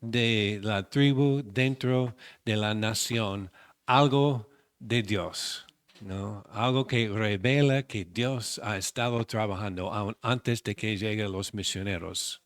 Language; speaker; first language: Spanish; non-native, fluent; English